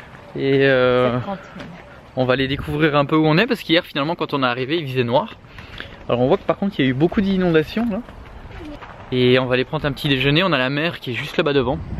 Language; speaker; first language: French; native; French